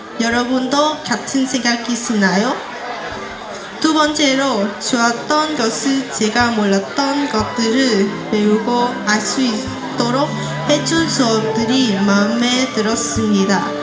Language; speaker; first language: Korean; non-native, fluent; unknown